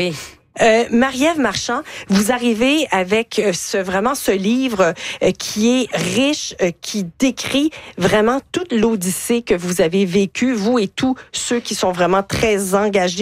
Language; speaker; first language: French; native; French